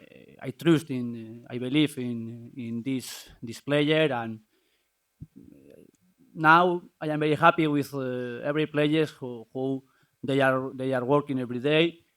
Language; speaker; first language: English; non-native, learner; Spanish